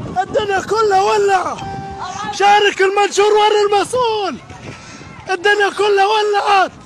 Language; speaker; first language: Egyptian Arabic; native; Egyptian Arabic